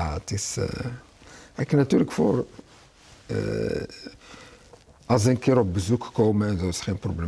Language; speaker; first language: Dutch; early bilingual, other home language; Arabic